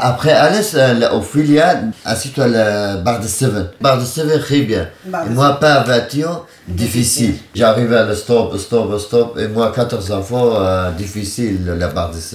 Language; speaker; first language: French; non-native, learner; Kurdish